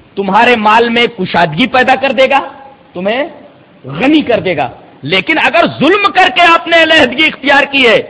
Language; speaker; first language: Urdu; native; Urdu